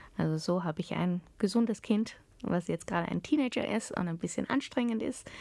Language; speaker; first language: German; early bilingual, heritage; German